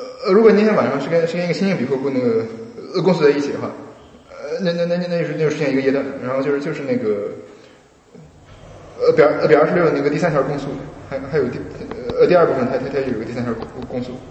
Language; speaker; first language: Chinese; native; Chinese